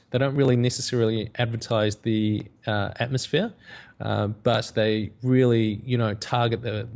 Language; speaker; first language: English; native; English